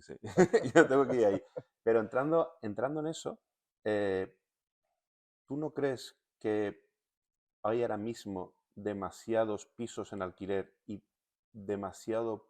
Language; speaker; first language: Spanish; native; Spanish